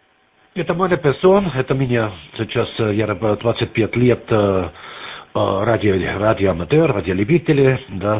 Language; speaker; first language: Russian; non-native, learner; German